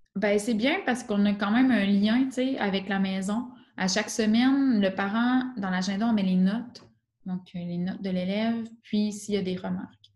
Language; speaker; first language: French; native; French